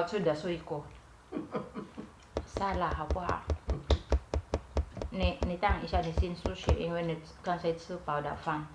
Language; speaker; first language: Chinese; non-native, learner; Cebuano